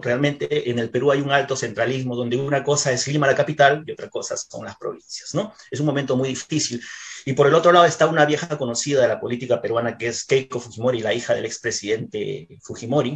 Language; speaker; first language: Spanish; native; Spanish